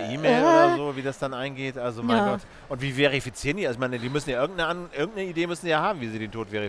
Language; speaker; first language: German; native; German